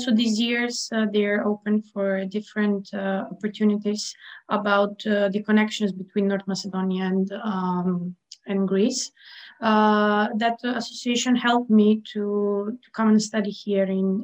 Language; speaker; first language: English; non-native, fluent; Macedonian